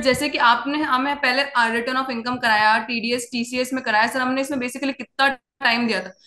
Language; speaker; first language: Hindi; native; Hindi